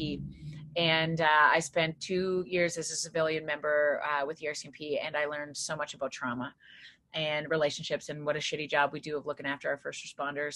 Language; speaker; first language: English; native; English